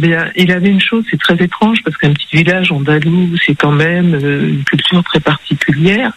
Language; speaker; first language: French; early bilingual, other home language; Spanish